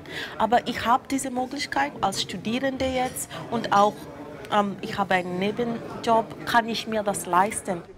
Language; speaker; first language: German; non-native, fluent; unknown